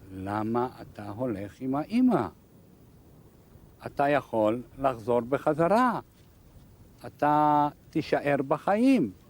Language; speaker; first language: Hebrew; non-native, fluent; Hungarian